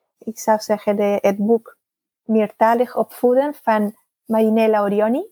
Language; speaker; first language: Dutch; non-native, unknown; Spanish